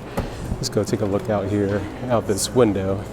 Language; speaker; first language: English; native; English